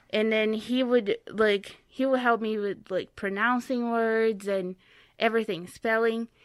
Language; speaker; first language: English; non-native, fluent; Portuguese